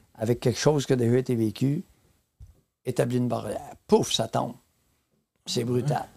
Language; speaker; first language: French; native; French